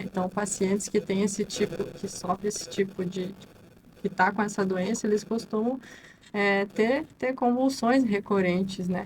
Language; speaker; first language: Portuguese; native; Portuguese